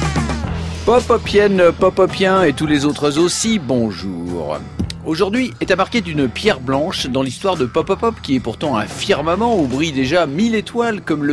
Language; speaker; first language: French; native; French